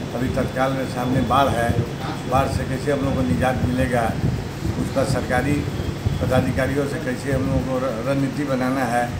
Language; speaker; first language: Hindi; native; Hindi